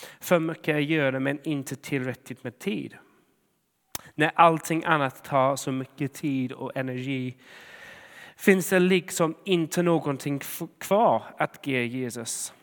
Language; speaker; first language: Swedish; non-native, fluent; English